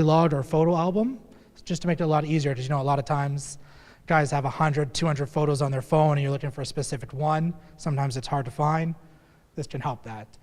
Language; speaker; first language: English; native; English